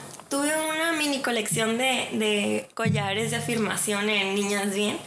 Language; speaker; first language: Spanish; early bilingual, heritage; Spanish